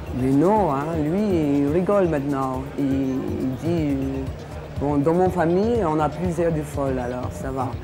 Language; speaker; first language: French; non-native, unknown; English